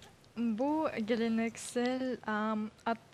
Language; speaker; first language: Turkish; non-native, learner; Yakut